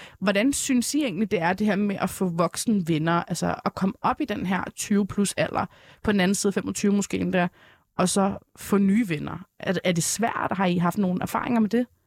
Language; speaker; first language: Danish; early bilingual, other home language; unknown